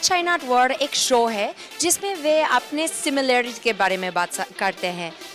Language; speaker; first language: Hindi; non-native, fluent; English